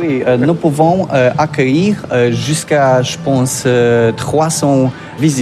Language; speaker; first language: French; non-native, learner; Polish